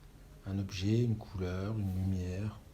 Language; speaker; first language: French; native; French